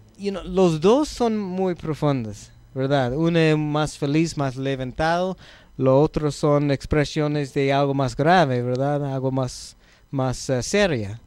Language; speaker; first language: Spanish; non-native, learner; English